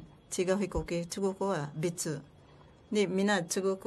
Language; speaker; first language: Japanese; non-native, learner; Filipino